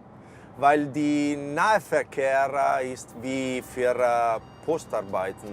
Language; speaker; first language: German; non-native, fluent; Italian